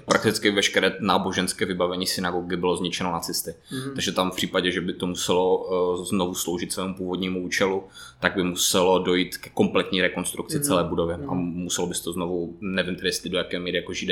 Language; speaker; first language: Czech; native; Czech